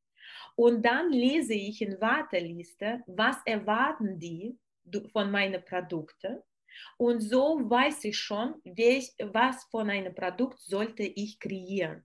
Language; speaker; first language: German; non-native, learner; Russian